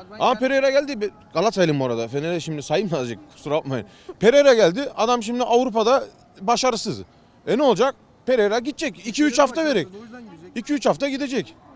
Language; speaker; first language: Turkish; early bilingual, heritage; Turkish